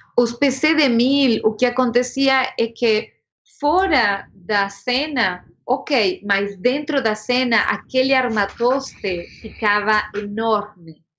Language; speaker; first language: Portuguese; non-native, fluent; Spanish